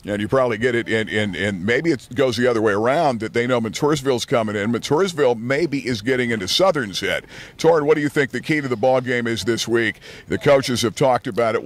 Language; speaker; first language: English; native; English